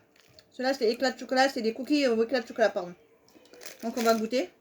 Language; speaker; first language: French; native; French